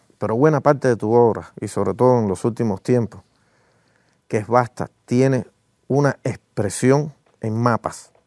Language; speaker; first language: Spanish; native; Spanish